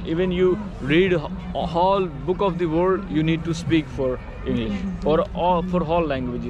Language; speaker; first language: English; non-native, learner; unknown